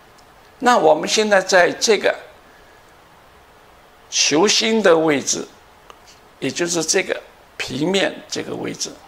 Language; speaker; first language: Chinese; native; Chinese